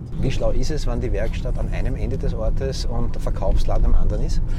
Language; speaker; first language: German; native; German